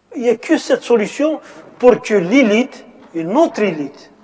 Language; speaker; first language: French; non-native, local second language; Arabic